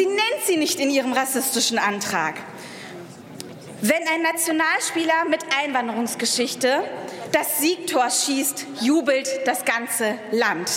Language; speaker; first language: German; early bilingual, other home language; Persian